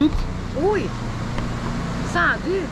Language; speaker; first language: French; non-native, learner; Greek